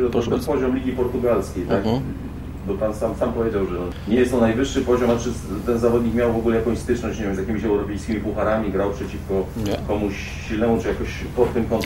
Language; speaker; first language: Polish; native; Polish